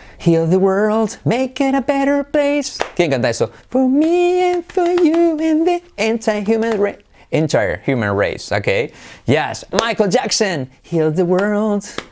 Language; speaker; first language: English; non-native, fluent; Spanish